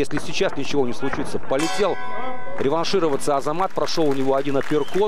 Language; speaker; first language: Russian; native; Russian